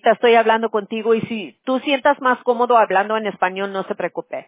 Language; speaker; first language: Spanish; early bilingual, heritage; English